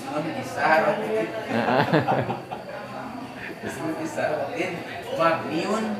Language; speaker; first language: Arabic; non-native, learner; Indonesian